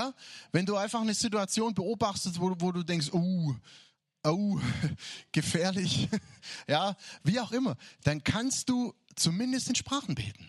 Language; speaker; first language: German; native; German